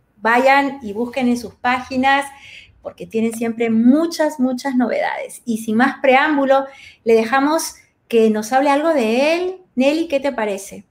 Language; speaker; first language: Spanish; native; Spanish